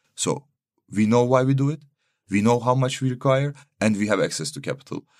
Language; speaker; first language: English; non-native, fluent; Turkish